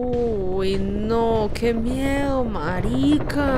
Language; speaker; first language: Spanish; native; Spanish